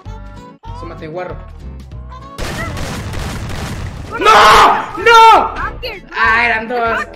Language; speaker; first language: Spanish; native; Spanish